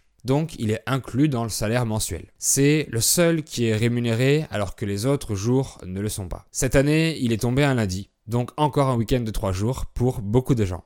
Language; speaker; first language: French; native; French